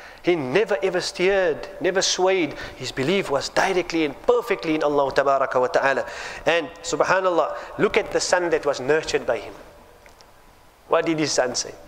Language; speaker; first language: English; native; English